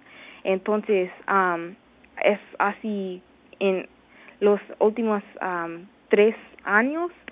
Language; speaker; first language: Spanish; non-native, learner; English